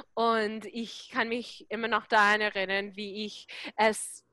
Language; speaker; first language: German; non-native, fluent; English